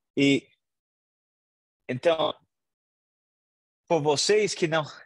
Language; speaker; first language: Portuguese; non-native, learner; English